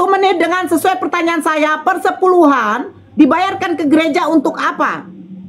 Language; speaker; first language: Indonesian; native; Indonesian